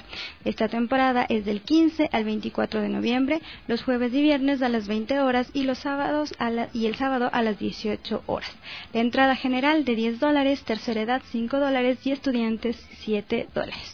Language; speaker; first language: Spanish; native; Spanish